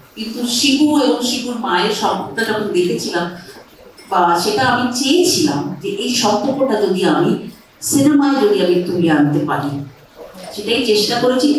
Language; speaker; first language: Bangla; early bilingual, heritage; Bangla